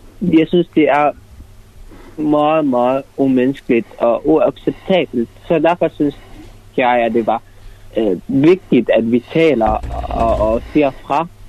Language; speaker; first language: Danish; non-native, fluent; Arabic